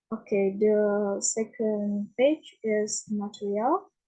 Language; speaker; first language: English; non-native, learner; Indonesian